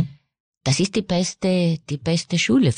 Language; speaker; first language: German; non-native, fluent; Spanish